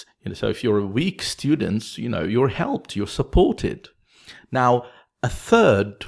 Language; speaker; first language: English; non-native, fluent; Arabic